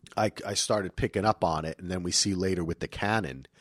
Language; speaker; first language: English; native; English